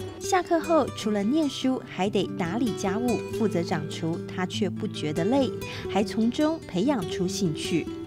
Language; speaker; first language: Chinese; native; Chinese